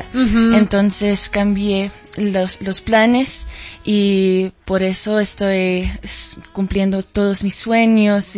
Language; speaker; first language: Spanish; early bilingual, heritage; English